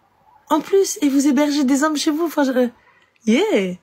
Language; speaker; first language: French; native; French